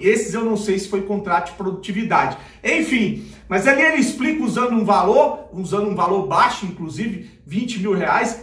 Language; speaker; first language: Portuguese; native; Portuguese